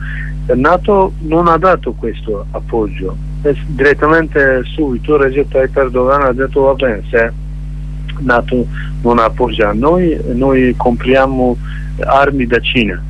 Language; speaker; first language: Italian; non-native, learner; Kurdish